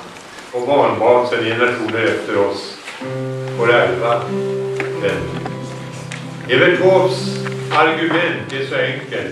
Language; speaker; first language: Swedish; native; Swedish